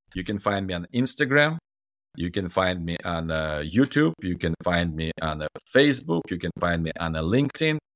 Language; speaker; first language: English; non-native, fluent; Ukrainian